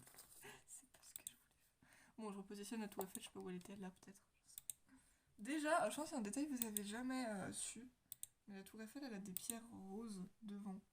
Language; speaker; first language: French; native; French